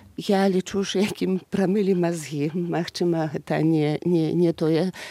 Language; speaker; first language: Belarusian; native; Belarusian